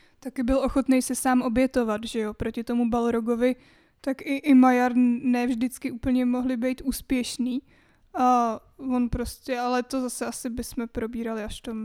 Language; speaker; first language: Czech; native; Czech